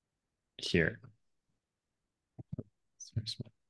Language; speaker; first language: English; non-native, fluent; French